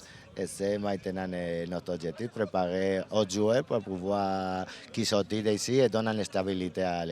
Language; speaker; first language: French; non-native, learner; Spanish